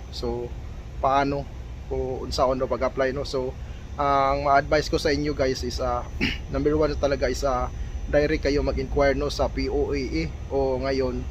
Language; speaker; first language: Filipino; non-native, local second language; Cebuano